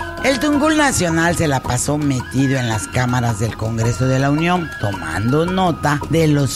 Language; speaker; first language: Spanish; native; Spanish